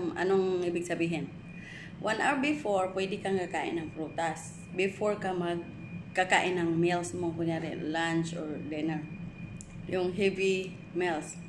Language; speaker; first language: Filipino; non-native, local second language; Cebuano